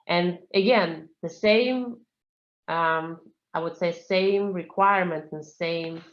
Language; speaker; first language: English; non-native, fluent; Russian